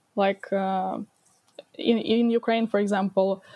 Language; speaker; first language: English; non-native, fluent; Ukrainian